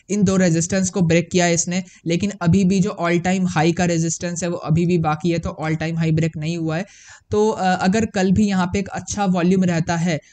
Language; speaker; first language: Hindi; native; Hindi